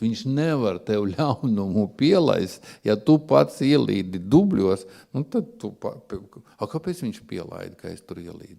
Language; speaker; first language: Latvian; non-native, local second language; Russian